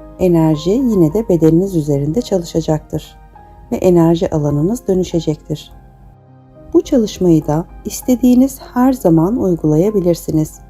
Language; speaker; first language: Turkish; native; Turkish